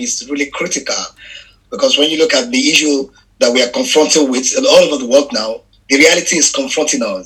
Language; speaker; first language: English; non-native, local second language; Yoruba